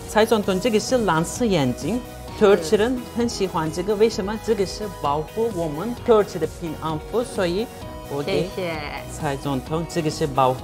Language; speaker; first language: Chinese; non-native, fluent; Turkish